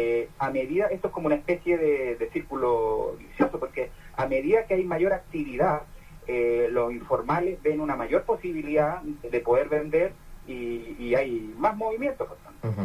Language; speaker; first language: Spanish; native; Spanish